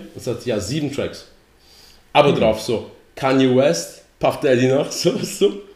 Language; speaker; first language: German; early bilingual, other home language; Polish